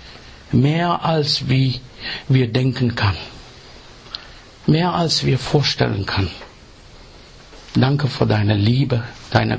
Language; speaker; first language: German; non-native, learner; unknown